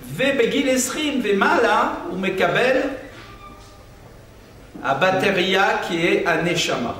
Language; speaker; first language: Hebrew; non-native, fluent; French